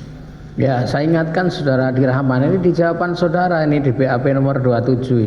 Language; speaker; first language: Indonesian; native; Indonesian